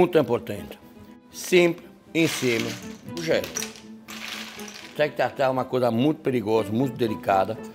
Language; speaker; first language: Portuguese; non-native, fluent; French